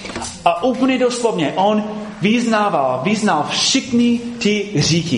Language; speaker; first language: Czech; non-native, fluent; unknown